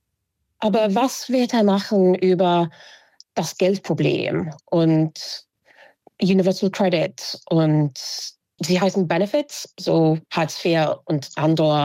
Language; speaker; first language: German; non-native, fluent; English